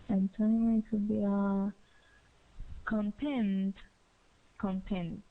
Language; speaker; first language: English; non-native, learner; Spanish